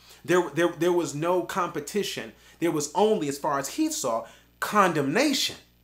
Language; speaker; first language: English; native; English